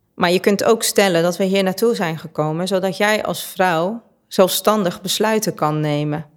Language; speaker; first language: Dutch; early bilingual, other home language; Persian